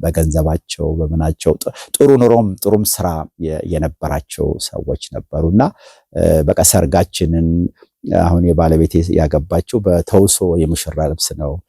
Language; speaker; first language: Amharic; native; Amharic